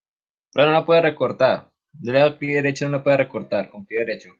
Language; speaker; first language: Spanish; native; Spanish